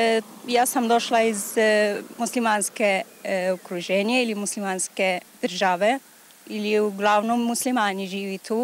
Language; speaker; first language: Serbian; non-native, learner; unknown